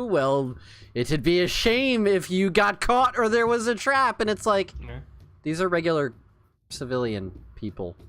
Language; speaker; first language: English; native; English